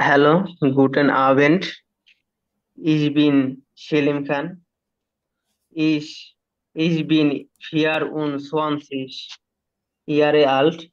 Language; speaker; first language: German; non-native, learner; Bangla